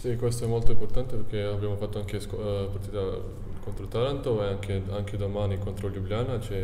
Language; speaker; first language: Italian; non-native, learner; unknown